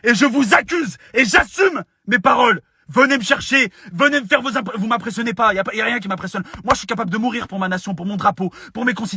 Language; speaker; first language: French; native; French